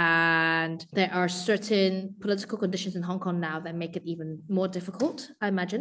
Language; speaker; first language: English; non-native, local second language; Cantonese